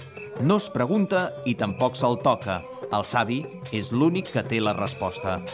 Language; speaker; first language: Catalan; native; Catalan